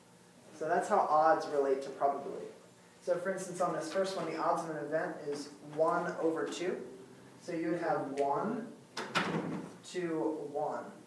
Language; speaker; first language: English; native; English